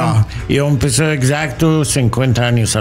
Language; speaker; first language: Spanish; non-native, learner; English